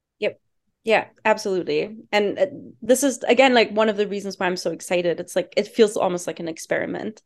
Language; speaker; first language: English; non-native, fluent; German